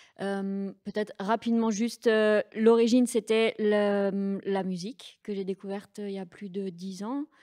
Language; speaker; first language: French; native; French